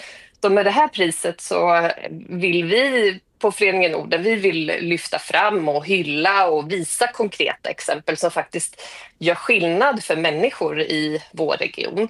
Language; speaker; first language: Swedish; native; Swedish